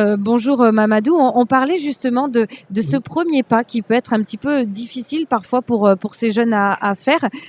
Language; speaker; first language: French; native; French